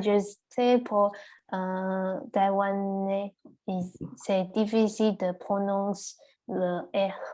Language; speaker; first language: French; non-native, learner; Chinese